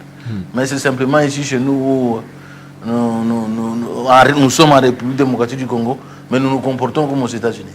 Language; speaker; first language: French; non-native, local second language; Luba-Lulua